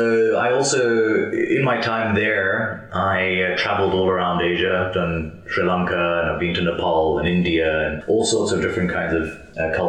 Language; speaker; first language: English; native; English